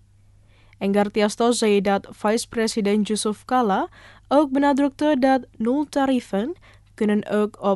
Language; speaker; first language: Dutch; non-native, fluent; Indonesian